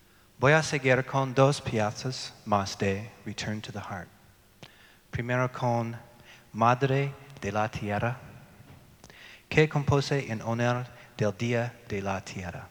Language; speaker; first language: Spanish; non-native, learner; English